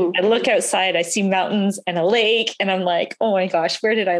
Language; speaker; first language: English; native; English